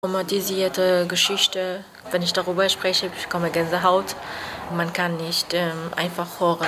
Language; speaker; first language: German; non-native, fluent; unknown